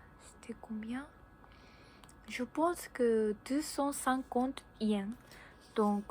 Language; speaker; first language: French; non-native, learner; Japanese